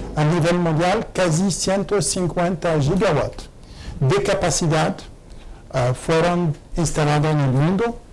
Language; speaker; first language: Spanish; non-native, fluent; Arabic